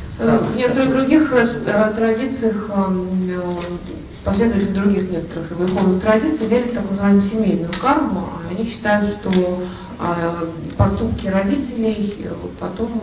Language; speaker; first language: Russian; native; Russian